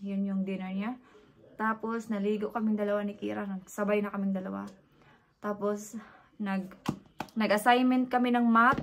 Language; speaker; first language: Filipino; native; Filipino